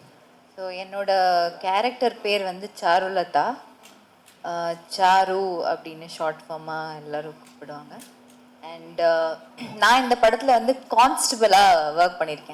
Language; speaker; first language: Tamil; early bilingual, heritage; Tamil